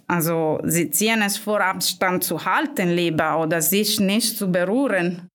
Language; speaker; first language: German; non-native, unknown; Italian